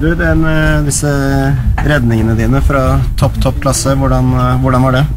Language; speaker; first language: Norwegian; native; Norwegian